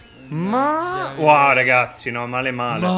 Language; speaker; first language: Italian; native; Italian